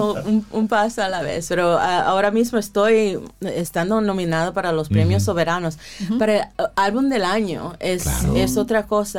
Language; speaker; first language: Spanish; early bilingual, heritage; Spanish